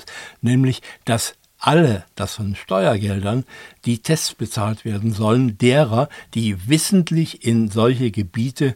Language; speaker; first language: German; native; German